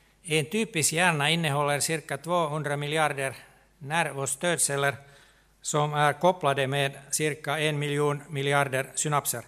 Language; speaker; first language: Swedish; non-native, local second language; Finnish